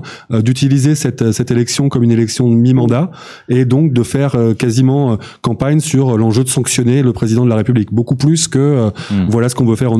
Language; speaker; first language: French; native; French